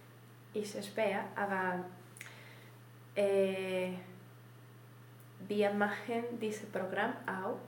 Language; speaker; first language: German; non-native, learner; Spanish